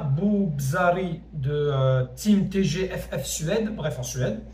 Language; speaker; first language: French; native; French